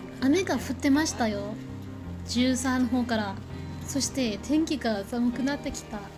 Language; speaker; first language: Japanese; non-native, learner; Thai